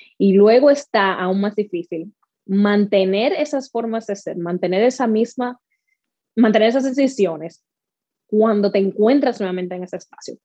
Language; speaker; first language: Spanish; native; Spanish